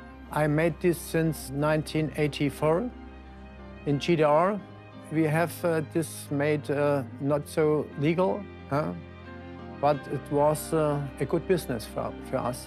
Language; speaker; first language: English; non-native, learner; German